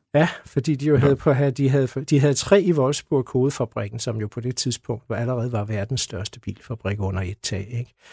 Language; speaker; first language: Danish; native; Danish